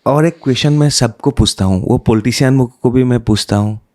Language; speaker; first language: Hindi; non-native, local second language; Assamese